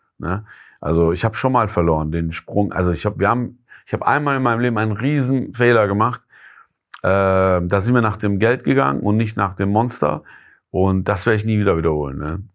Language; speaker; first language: German; early bilingual, other home language; Persian